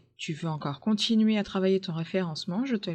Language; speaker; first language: French; native; French